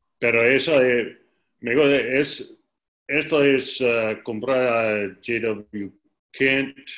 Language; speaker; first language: Spanish; non-native, learner; English